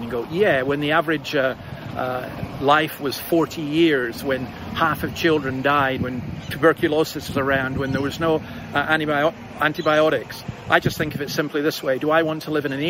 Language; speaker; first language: English; native; English